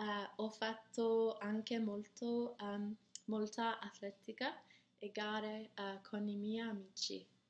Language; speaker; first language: Italian; non-native, learner; English